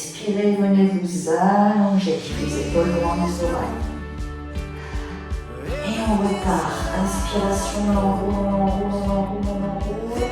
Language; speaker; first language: French; native; French